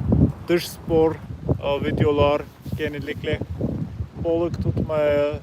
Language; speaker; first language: Turkish; non-native, learner; English